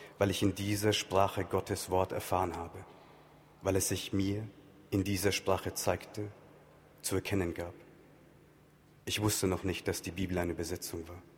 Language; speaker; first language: German; early bilingual, other home language; Tamil